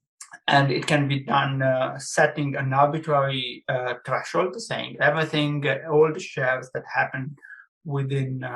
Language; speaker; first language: English; non-native, fluent; Italian